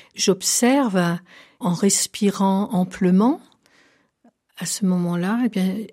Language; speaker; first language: French; native; French